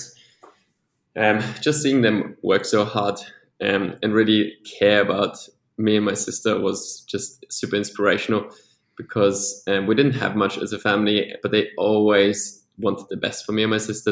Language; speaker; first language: English; non-native, fluent; Polish